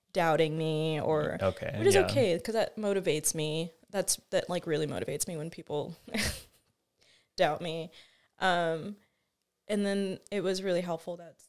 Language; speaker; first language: English; native; English